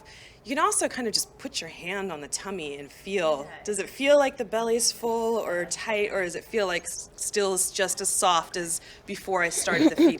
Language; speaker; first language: English; native; English